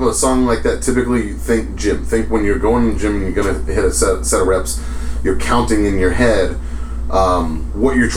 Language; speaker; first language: English; native; English